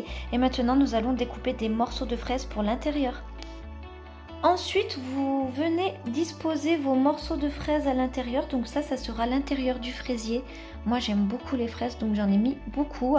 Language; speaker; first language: French; native; French